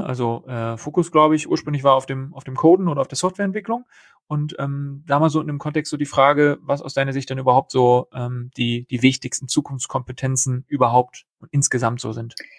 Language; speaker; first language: German; native; German